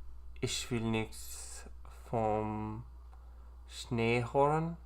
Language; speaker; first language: German; non-native, learner; English